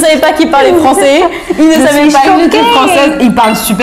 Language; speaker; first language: French; native; French